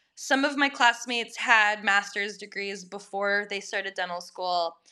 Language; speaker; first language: English; native; English